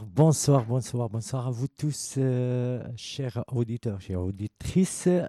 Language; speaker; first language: French; non-native, fluent; Arabic